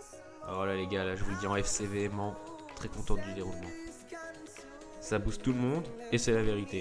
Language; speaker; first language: French; native; French